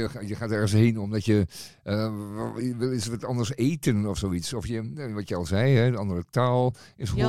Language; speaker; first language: Dutch; native; Dutch